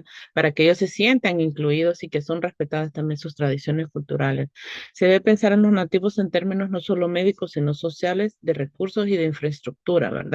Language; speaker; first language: Spanish; native; Spanish